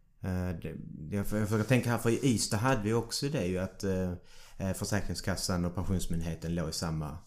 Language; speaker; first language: Swedish; native; Swedish